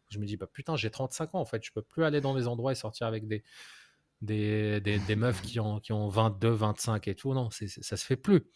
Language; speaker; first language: French; non-native, local second language; Arabic